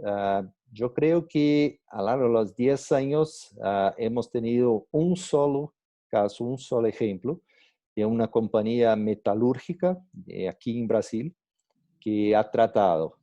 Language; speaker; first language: Spanish; non-native, fluent; Portuguese